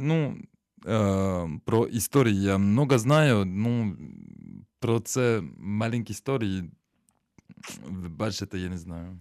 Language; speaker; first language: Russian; non-native, learner; French